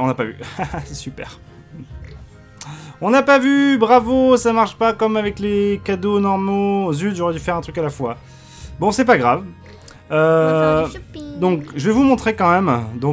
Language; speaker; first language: French; native; French